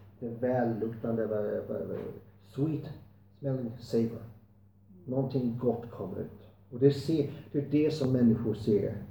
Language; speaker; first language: Swedish; non-native, fluent; English